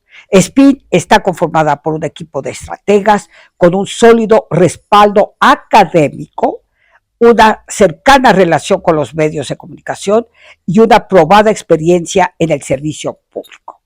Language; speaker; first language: Spanish; native; Spanish